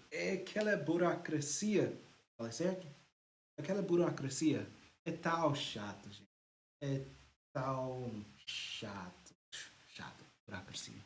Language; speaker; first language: Portuguese; non-native, learner; English